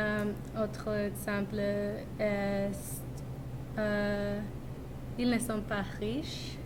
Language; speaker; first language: French; non-native, learner; English